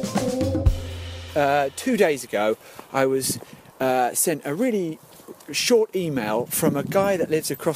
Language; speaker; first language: English; native; English